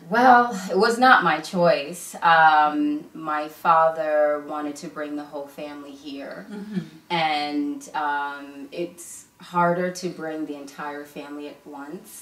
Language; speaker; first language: English; early bilingual, other home language; Igbo